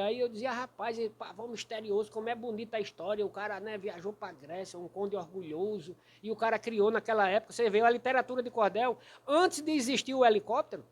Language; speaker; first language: Portuguese; native; Portuguese